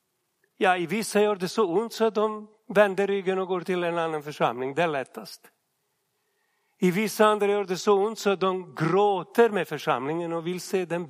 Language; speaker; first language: Swedish; non-native, fluent; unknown